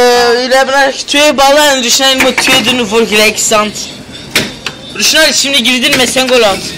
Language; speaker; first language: Dutch; early bilingual, other home language; Turkish